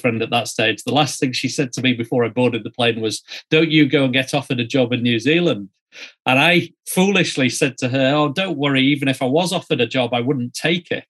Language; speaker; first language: English; native; English